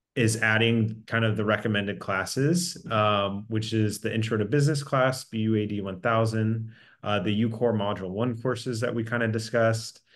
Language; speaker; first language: English; native; English